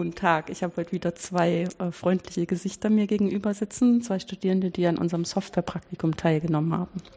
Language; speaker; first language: German; native; German